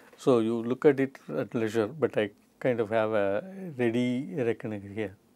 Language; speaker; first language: English; non-native, local second language; Tamil